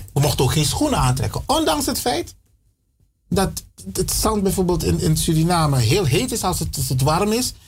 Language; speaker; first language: Dutch; non-native, local second language; Sranan Tongo